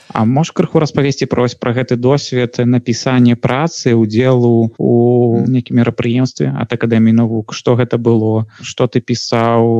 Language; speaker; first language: Belarusian; non-native, local second language; Russian